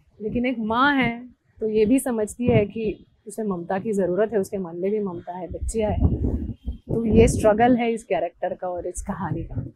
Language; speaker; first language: Hindi; non-native, local second language; Marathi